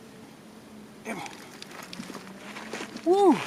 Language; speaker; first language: French; native; French